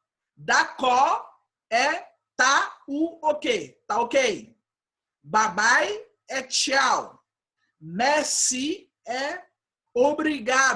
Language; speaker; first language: Portuguese; non-native, fluent; Haitian Creole